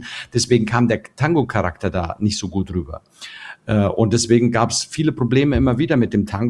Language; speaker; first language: German; native; German